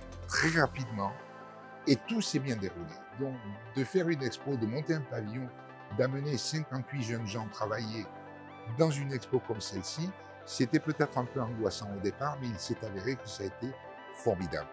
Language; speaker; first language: French; native; French